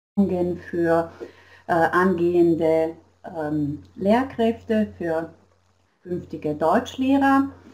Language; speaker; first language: German; non-native, fluent; Slovenian